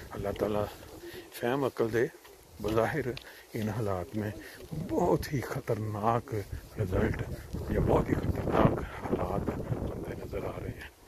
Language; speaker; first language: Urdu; non-native, local second language; Punjabi